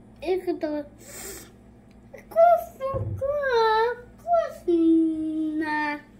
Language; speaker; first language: Russian; early bilingual, other home language; Tajik